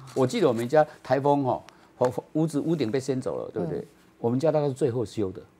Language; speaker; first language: Chinese; non-native, local second language; Min Nan Chinese